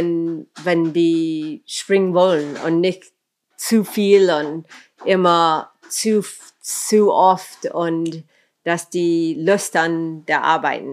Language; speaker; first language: German; non-native, fluent; English